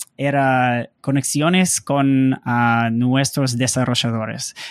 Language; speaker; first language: Spanish; non-native, learner; English